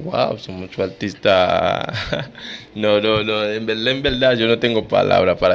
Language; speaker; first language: Spanish; non-native, fluent; Haitian Creole